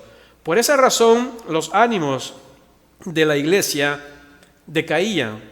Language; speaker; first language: Spanish; native; Spanish